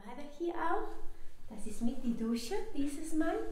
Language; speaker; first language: German; non-native, learner; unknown